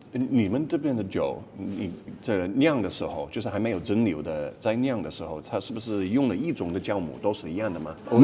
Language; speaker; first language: Chinese; non-native, fluent; English